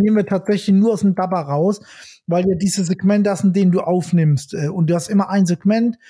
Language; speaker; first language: German; native; German